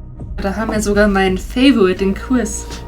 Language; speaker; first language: German; native; German